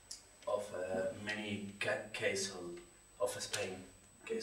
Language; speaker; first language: English; non-native, learner; Spanish